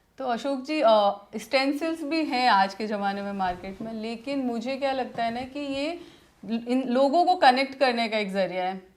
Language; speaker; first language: Hindi; native; Hindi